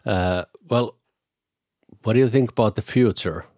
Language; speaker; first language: English; non-native, fluent; Finnish